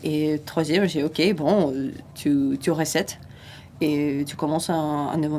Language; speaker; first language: French; non-native, fluent; Russian